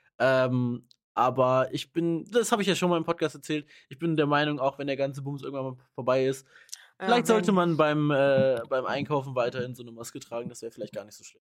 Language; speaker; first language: German; native; German